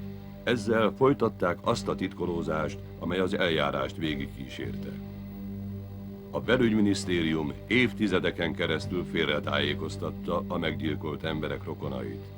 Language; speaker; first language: Hungarian; native; Hungarian